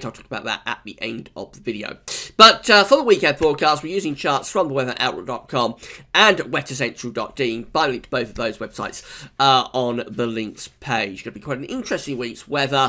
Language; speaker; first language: English; native; English